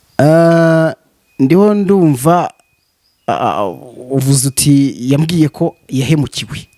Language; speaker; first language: Kinyarwanda; native; Kinyarwanda